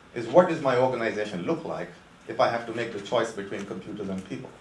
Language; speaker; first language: English; non-native, local second language; Konkani